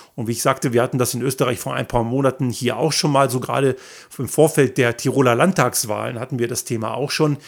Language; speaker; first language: German; native; German